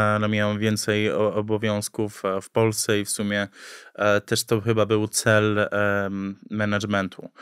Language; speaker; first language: Polish; early bilingual, heritage; English